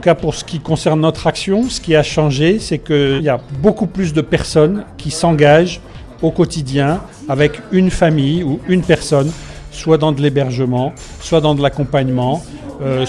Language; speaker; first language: French; native; French